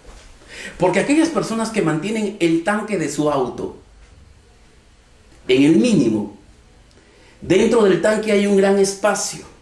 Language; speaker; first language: Spanish; native; Spanish